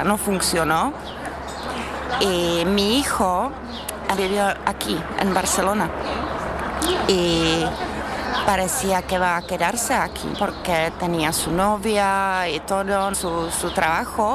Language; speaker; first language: Spanish; non-native, learner; Czech